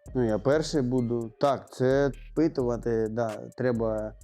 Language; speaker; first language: Ukrainian; non-native, local second language; Russian